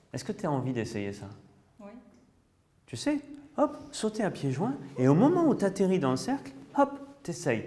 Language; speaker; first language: French; native; French